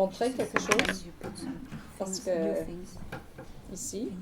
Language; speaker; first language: French; non-native, fluent; English